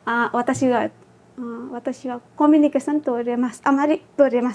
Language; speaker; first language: Japanese; non-native, learner; Nepali